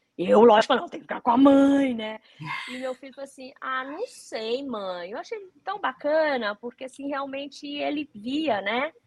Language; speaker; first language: Portuguese; early bilingual, other home language; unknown